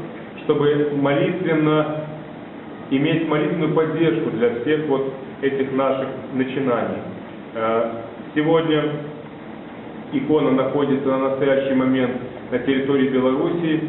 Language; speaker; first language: Russian; native; Russian